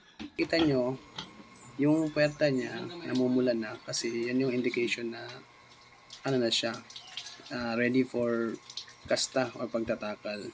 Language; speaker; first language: Filipino; non-native, local second language; Cebuano